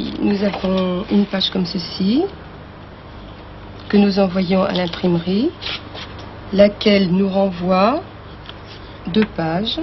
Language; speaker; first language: French; native; French